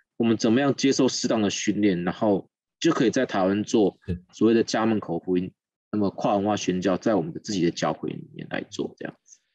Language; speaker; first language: Chinese; native; Chinese